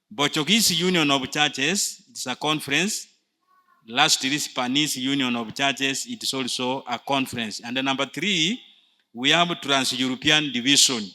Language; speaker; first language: English; non-native, local second language; Swahili